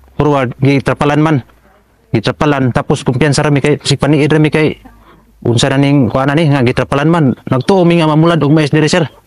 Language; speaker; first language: Cebuano; native; Cebuano